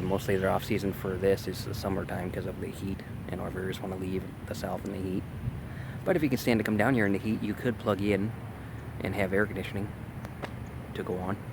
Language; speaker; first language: English; native; English